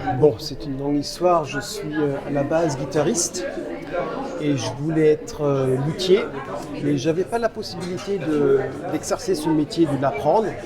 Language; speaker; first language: French; non-native, fluent; German